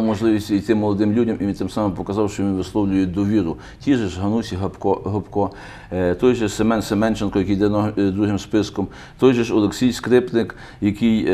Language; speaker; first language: Ukrainian; native; Ukrainian